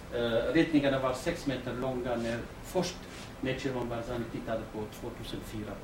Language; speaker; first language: Swedish; non-native, fluent; Arabic